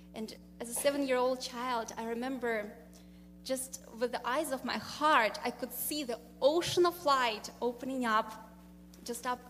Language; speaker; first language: English; non-native, fluent; Russian